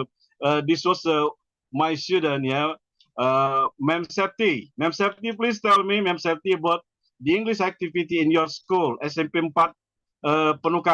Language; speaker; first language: English; non-native, learner; Indonesian